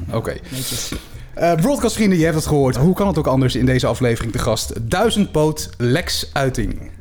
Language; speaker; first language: Dutch; native; Dutch